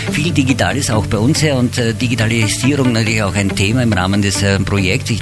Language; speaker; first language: German; native; German